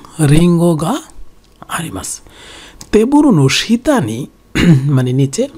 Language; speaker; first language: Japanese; non-native, learner; Bangla